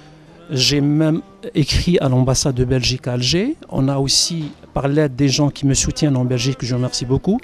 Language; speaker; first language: French; non-native, local second language; Arabic